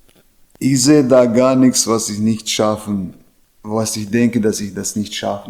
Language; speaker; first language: German; non-native, learner; Chechen